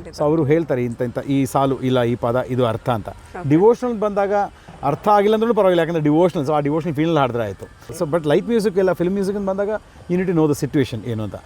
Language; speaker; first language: Kannada; non-native, local second language; Malayalam